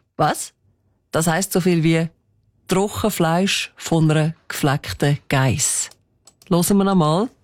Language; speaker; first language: German; native; German